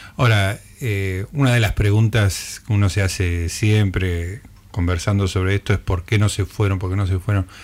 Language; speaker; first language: Spanish; native; Spanish